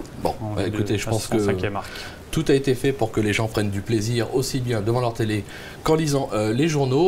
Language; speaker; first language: French; native; French